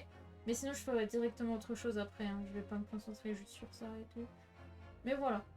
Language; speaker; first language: French; native; French